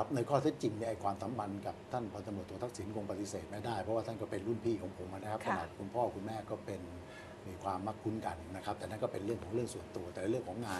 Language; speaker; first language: Thai; native; Thai